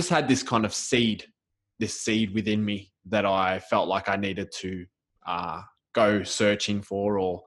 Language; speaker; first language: English; native; English